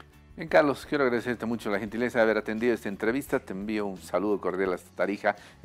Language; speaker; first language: Spanish; native; Spanish